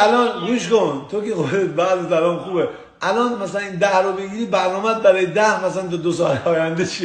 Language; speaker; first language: Persian; native; Persian